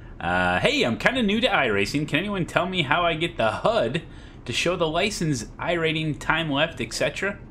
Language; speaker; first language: English; native; English